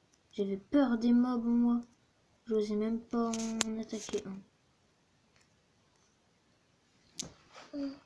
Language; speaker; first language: French; native; French